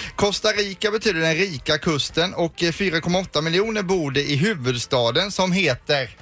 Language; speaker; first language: Swedish; native; Swedish